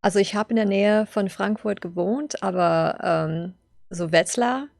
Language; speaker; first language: German; early bilingual, other home language; English